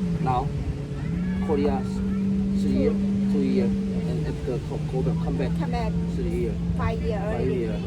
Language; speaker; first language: English; non-native, learner; Korean